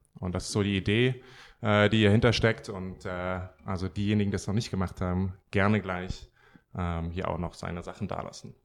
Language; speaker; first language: German; native; German